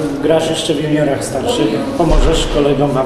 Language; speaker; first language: Polish; native; Polish